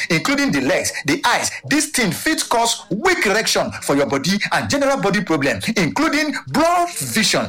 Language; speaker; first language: Nigerian Pidgin; non-native, local second language; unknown